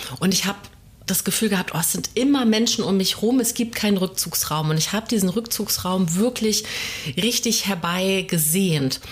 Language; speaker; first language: German; native; German